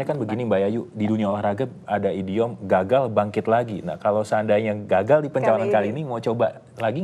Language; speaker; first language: Indonesian; native; Indonesian